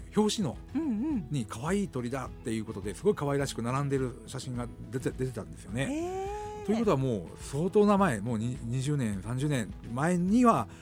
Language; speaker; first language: Japanese; native; Japanese